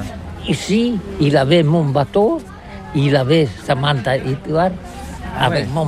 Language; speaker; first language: French; non-native, learner; Catalan